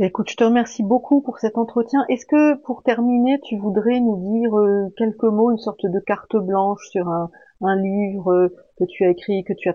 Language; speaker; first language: French; native; French